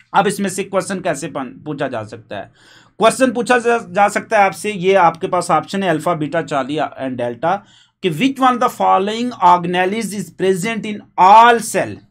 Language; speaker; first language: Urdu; non-native, local second language; Punjabi